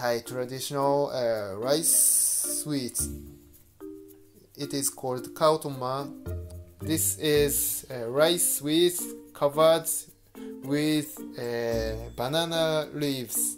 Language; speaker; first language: English; non-native, fluent; Japanese